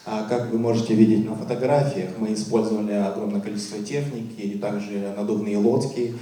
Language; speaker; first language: Russian; native; Russian